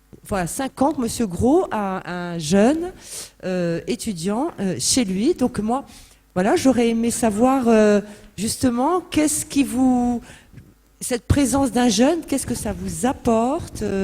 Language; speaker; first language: French; native; French